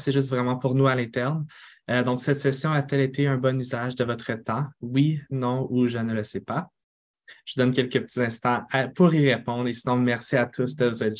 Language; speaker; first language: French; native; French